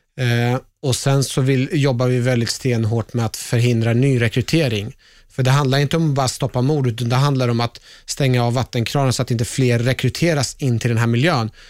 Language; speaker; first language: Swedish; early bilingual, other home language; Persian